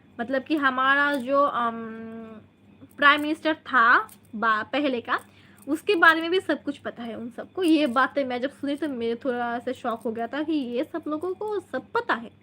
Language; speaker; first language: Hindi; non-native, local second language; Bangla